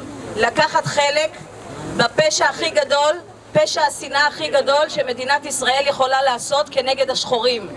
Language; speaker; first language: Hebrew; early bilingual, other home language; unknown